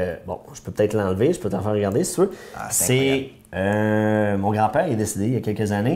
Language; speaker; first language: French; native; French